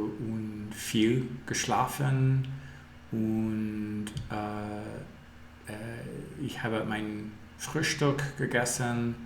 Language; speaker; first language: German; non-native, learner; English